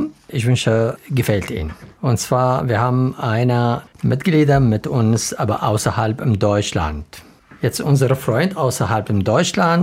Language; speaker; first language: German; non-native, learner; Arabic